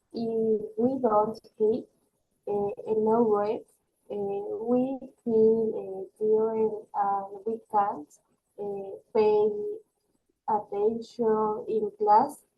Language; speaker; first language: English; non-native, learner; Spanish